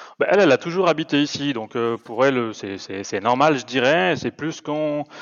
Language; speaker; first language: French; native; French